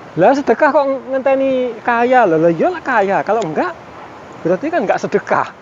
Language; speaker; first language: Indonesian; non-native, local second language; Javanese